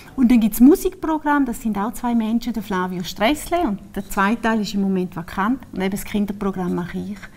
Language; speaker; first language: German; native; German